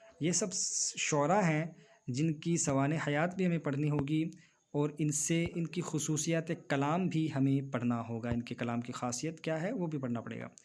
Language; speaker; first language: Urdu; native; Urdu